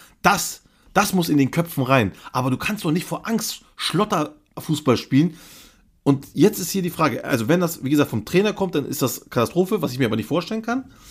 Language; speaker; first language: German; early bilingual, other home language; Turkish